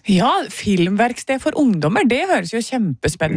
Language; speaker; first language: Norwegian; native; Norwegian